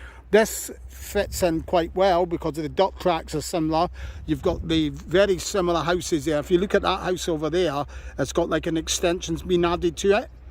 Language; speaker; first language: English; native; English